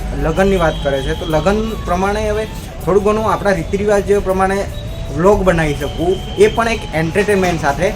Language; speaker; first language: Gujarati; native; Gujarati